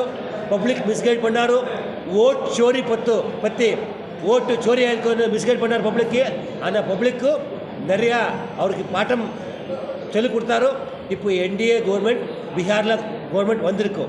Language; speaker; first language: Tamil; non-native, learner; Kannada